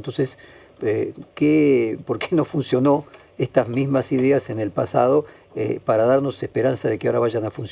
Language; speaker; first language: Spanish; native; Spanish